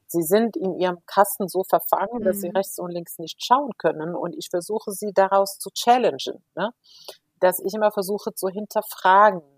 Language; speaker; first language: German; non-native, fluent; Arabic